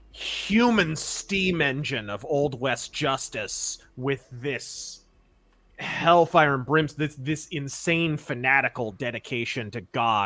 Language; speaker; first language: English; native; English